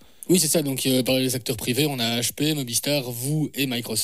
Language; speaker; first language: French; native; French